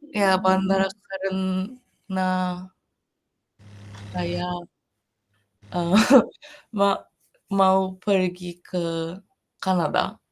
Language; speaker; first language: Indonesian; non-native, learner; Japanese